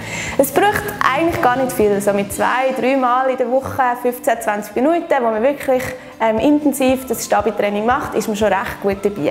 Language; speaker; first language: German; native; German